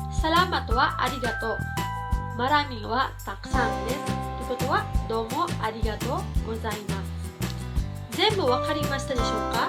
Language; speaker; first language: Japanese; non-native, fluent; Filipino